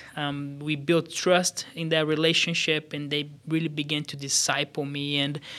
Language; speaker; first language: English; non-native, fluent; Portuguese